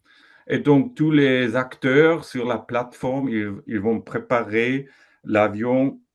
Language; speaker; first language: French; non-native, fluent; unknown